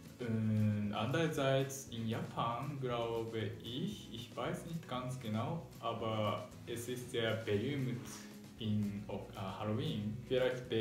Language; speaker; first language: German; non-native, learner; Japanese